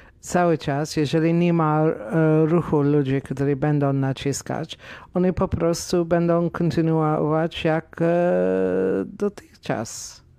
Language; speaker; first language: Polish; non-native, fluent; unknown